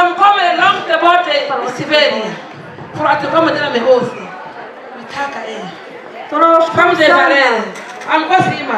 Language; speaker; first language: Swedish; non-native, fluent; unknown